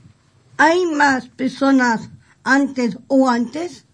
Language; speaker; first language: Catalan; non-native, learner; Spanish